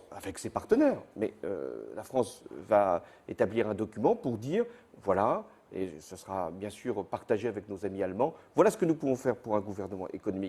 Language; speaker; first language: French; native; French